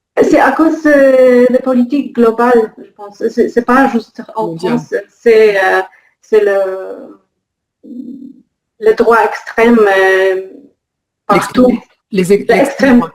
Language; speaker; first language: French; non-native, learner; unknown